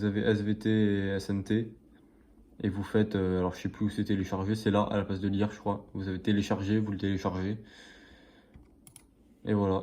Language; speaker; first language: French; native; French